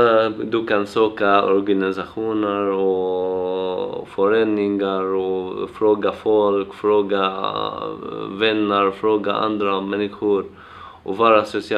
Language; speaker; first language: Swedish; non-native, fluent; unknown